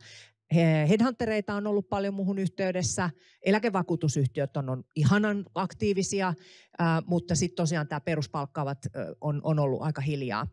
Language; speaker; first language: Finnish; native; Finnish